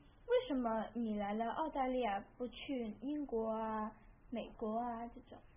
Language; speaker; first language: Chinese; early bilingual, heritage; Chinese